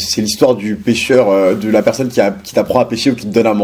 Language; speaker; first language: French; native; French